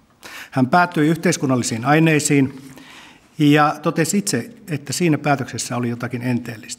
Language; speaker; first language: Finnish; native; Finnish